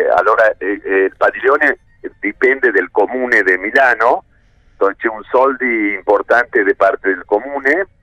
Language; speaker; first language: Italian; non-native, fluent; Spanish